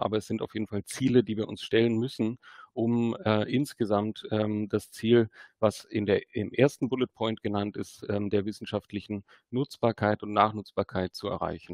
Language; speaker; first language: German; native; German